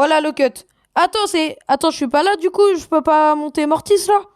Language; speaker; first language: French; native; French